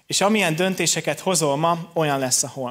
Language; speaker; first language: Hungarian; native; Hungarian